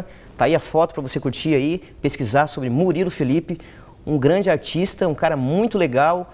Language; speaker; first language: Portuguese; native; Portuguese